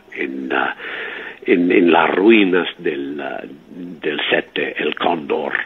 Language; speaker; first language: Spanish; non-native, fluent; English